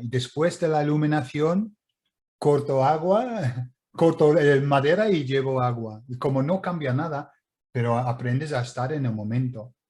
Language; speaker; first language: Spanish; non-native, fluent; English